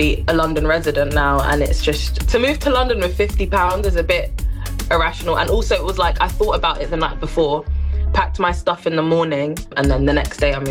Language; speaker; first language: English; non-native, local second language; French